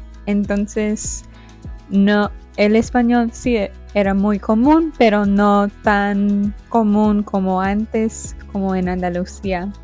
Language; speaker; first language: Spanish; non-native, fluent; English